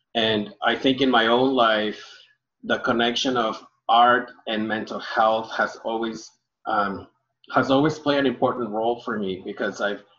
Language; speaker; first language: English; early bilingual, other home language; Spanish